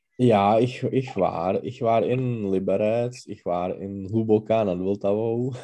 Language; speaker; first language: German; non-native, learner; Czech